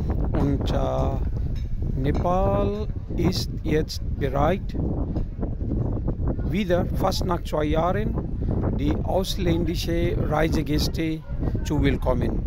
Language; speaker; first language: German; non-native, learner; Nepali